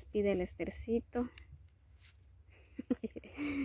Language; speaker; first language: Spanish; native; Spanish